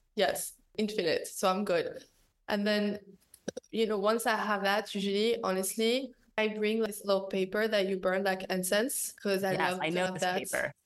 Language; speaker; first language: English; non-native, fluent; French